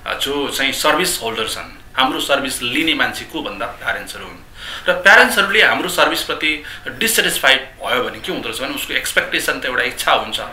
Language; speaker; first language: Nepali; native; Nepali